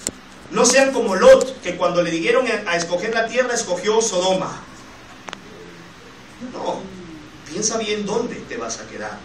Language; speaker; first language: Spanish; native; Spanish